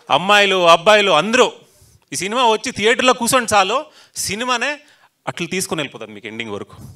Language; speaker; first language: Telugu; native; Telugu